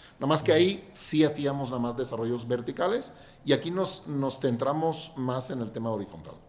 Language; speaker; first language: Spanish; non-native, local second language; Catalan